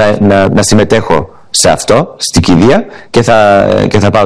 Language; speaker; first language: Greek; early bilingual, heritage; English